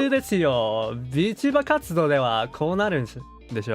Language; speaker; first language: Japanese; non-native, fluent; English